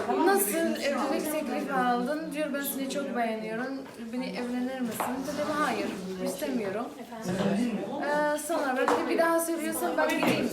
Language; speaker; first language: Turkish; non-native, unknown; Arabic